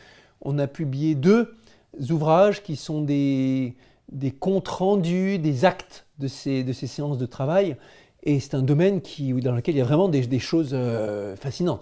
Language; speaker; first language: French; native; French